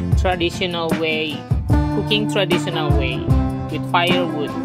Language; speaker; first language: English; non-native, learner; Indonesian